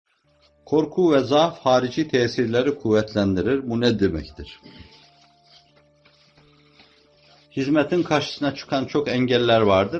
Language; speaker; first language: Turkish; native; Turkish